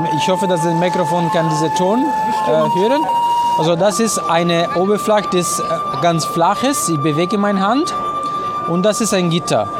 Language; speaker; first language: German; non-native, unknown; Italian